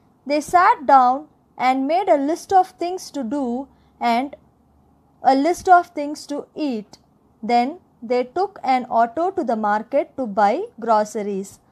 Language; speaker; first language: English; non-native, local second language; Tamil